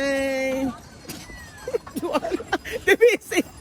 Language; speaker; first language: Spanish; non-native, learner; Filipino